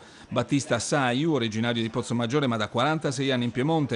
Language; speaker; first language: Italian; native; Italian